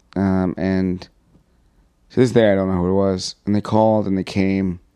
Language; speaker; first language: English; native; English